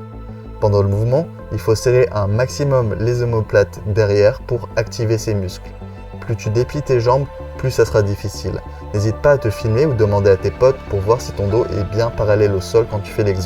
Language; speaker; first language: French; native; French